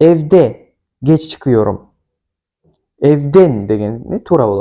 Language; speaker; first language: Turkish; non-native, fluent; Kyrgyz